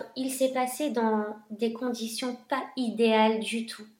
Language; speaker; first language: French; non-native, local second language; Arabic